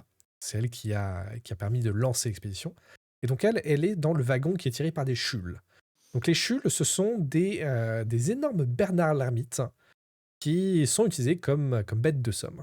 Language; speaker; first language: French; native; French